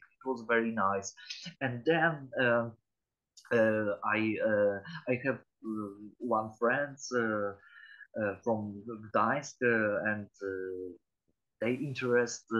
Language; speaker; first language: English; non-native, learner; Polish